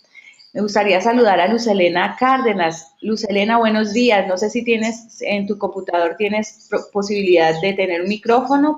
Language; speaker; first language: Spanish; native; Spanish